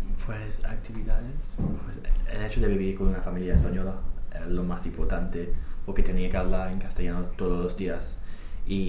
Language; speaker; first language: Spanish; non-native, fluent; English